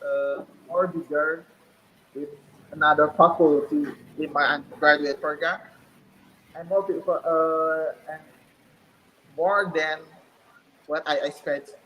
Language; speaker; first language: English; non-native, learner; Indonesian